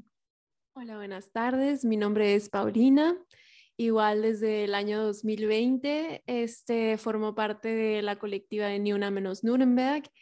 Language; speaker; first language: Spanish; early bilingual, heritage; Spanish